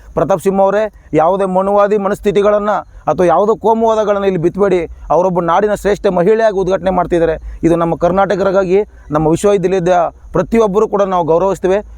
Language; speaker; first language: Kannada; native; Kannada